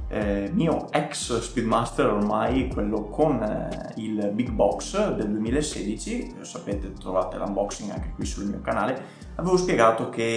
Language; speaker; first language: Italian; native; Italian